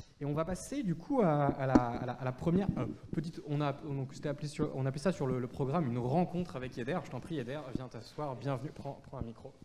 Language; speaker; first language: French; native; French